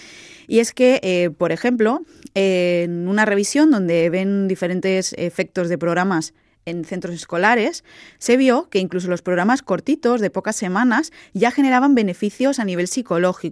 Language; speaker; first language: Spanish; native; Spanish